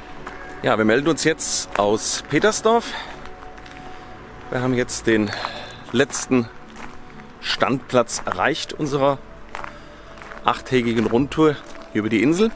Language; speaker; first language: German; native; German